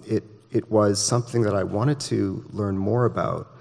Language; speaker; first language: English; native; English